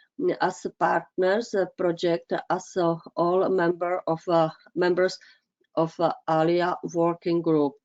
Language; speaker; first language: English; non-native, fluent; Czech